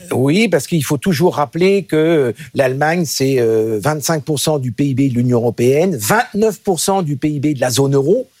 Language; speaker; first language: French; native; French